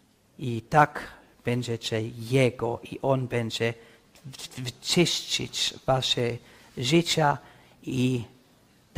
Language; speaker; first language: Polish; non-native, learner; English